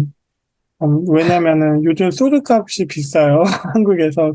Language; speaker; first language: Korean; native; Korean